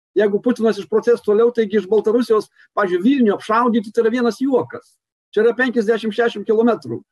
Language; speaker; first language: Lithuanian; native; Lithuanian